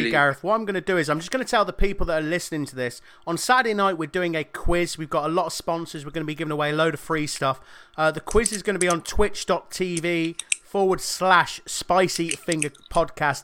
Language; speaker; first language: English; native; English